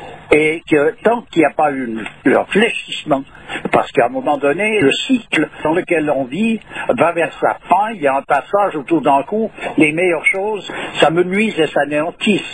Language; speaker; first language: French; native; French